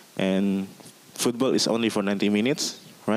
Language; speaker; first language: English; non-native, learner; Indonesian